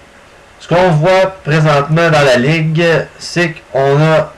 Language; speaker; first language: French; native; French